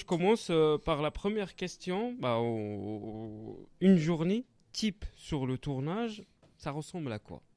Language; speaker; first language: French; native; French